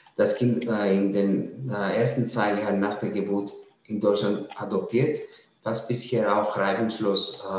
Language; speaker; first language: German; non-native, fluent; Greek